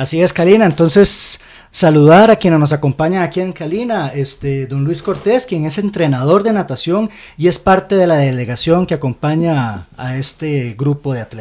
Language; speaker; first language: Spanish; native; Spanish